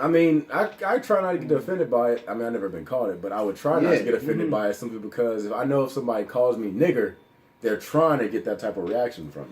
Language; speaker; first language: English; native; English